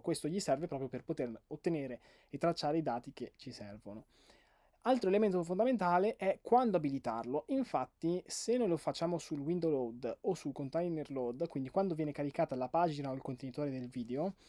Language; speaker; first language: Italian; native; Italian